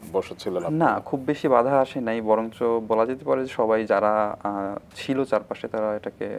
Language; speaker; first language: Bangla; native; Bangla